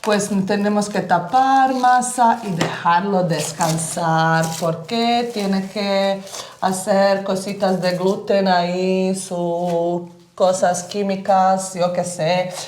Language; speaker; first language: Spanish; early bilingual, heritage; Bosnian